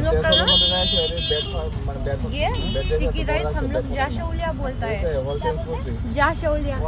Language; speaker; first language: Hindi; non-native, local second language; Khasi